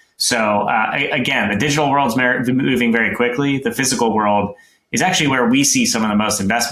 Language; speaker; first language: English; native; English